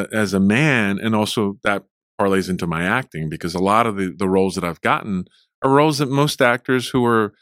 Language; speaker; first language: English; early bilingual, other home language; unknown